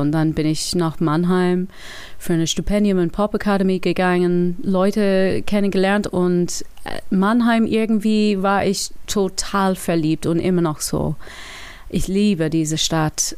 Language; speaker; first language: German; non-native, learner; English